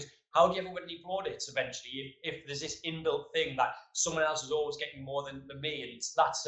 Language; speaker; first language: English; native; English